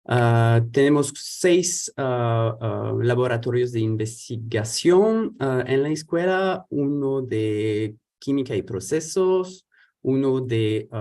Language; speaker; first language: Spanish; non-native, fluent; French